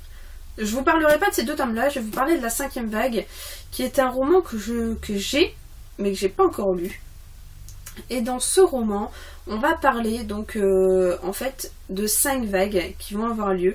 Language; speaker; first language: French; native; French